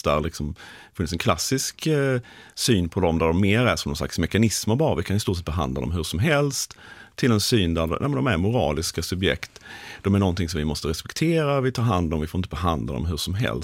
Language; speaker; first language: Swedish; native; Swedish